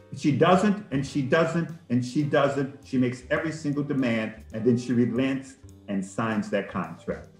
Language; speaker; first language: English; native; English